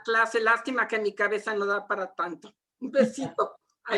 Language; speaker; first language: Spanish; native; Spanish